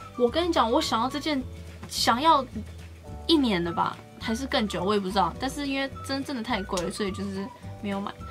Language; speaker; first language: Chinese; native; Chinese